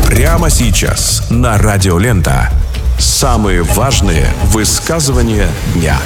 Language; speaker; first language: Russian; native; Russian